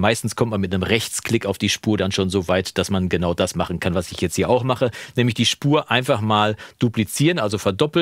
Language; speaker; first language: German; native; German